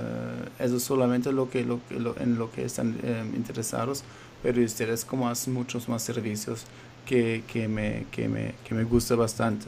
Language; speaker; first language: Spanish; non-native, fluent; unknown